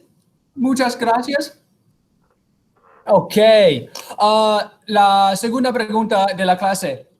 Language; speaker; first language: Spanish; non-native, fluent; English